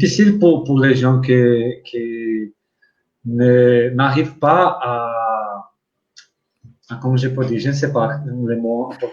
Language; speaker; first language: French; non-native, learner; Portuguese